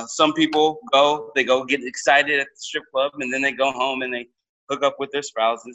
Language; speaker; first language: English; native; English